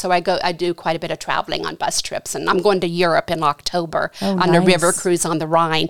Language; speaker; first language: English; native; English